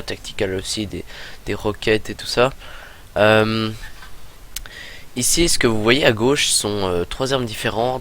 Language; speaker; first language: French; native; French